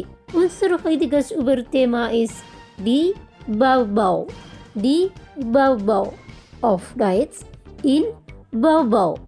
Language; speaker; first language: German; non-native, fluent; Indonesian